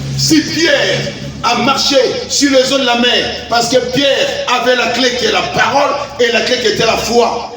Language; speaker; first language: French; non-native, local second language; Lingala